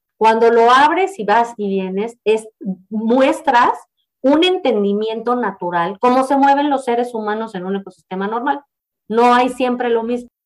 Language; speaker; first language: Spanish; native; Spanish